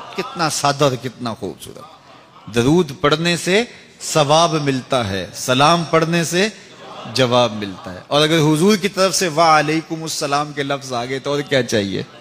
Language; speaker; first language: Urdu; non-native, local second language; Punjabi